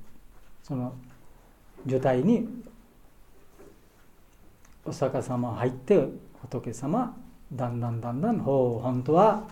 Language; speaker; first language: Japanese; non-native, learner; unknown